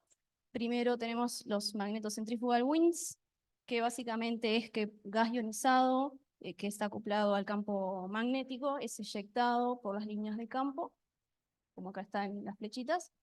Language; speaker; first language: Spanish; native; Spanish